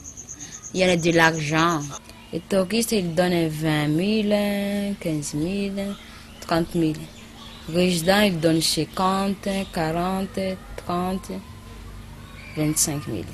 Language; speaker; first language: French; non-native, learner; Malagasy